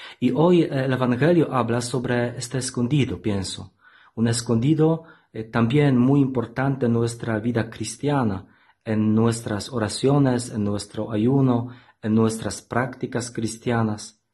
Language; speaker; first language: Spanish; non-native, learner; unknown